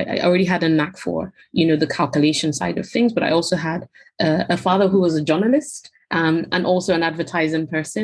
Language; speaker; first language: English; non-native, local second language; Yoruba